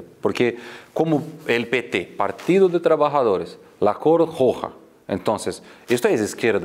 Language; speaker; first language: Spanish; non-native, fluent; Portuguese